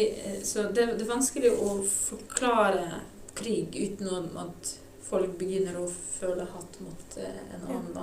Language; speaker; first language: Norwegian; non-native, fluent; Ukrainian